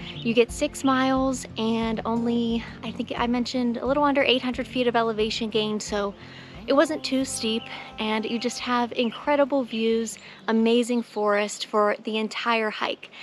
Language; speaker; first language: English; native; English